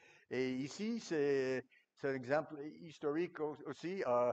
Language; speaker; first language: French; non-native, learner; English